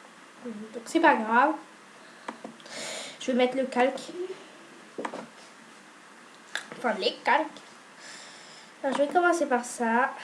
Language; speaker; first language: French; native; French